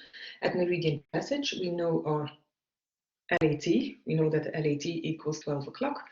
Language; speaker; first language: English; non-native, fluent; Dutch